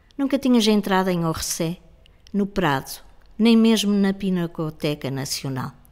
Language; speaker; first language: Portuguese; native; Portuguese